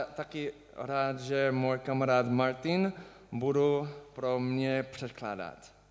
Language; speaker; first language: Czech; non-native, learner; English